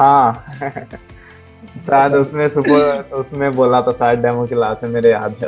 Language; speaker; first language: Hindi; native; Hindi